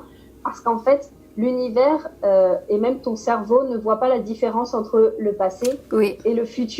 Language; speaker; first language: French; native; French